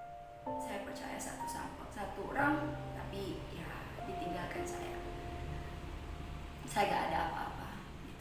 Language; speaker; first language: Indonesian; non-native, fluent; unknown